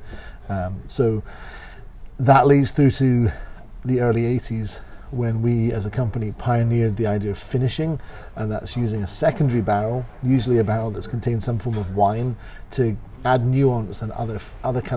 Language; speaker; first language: English; native; English